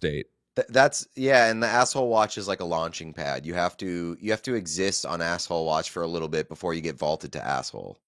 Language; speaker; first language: English; native; English